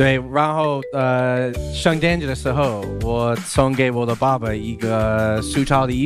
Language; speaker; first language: Chinese; non-native, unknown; English